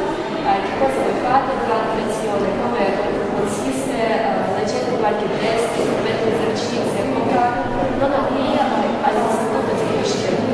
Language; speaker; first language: Italian; non-native, learner; Russian